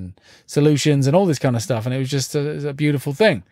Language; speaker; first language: English; native; English